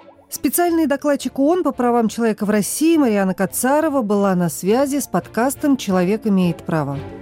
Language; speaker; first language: Russian; native; Russian